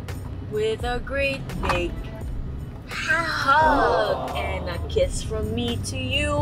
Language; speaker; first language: English; non-native, local second language; Filipino